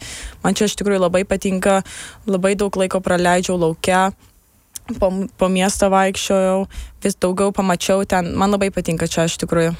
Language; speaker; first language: Lithuanian; early bilingual, heritage; Lithuanian